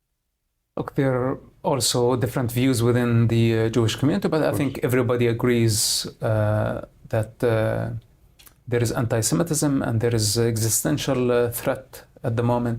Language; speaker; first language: English; non-native, fluent; Arabic